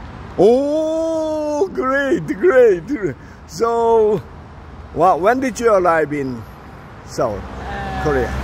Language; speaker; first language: English; non-native, learner; Korean